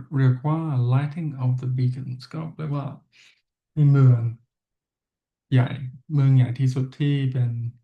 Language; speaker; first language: Thai; non-native, learner; English